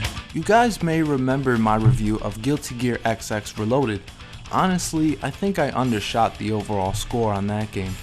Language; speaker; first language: English; native; English